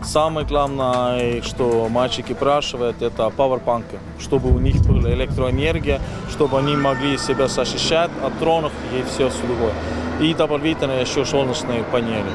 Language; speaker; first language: Russian; non-native, learner; Estonian